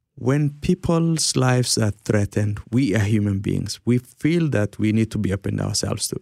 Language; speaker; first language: English; early bilingual, other home language; Somali